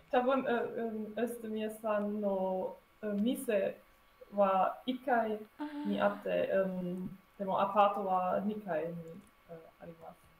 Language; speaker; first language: Japanese; non-native, learner; German